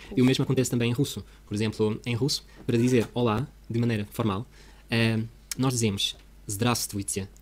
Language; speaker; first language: Portuguese; non-native, fluent; Russian